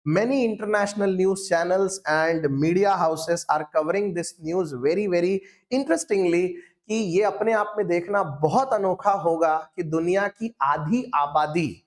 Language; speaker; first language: Hindi; non-native, local second language; Marathi